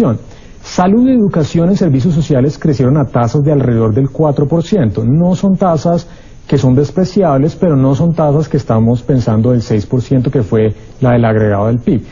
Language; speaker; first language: Spanish; native; Spanish